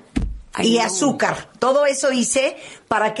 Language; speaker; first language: Spanish; native; Spanish